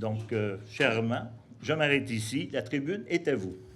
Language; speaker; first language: French; native; French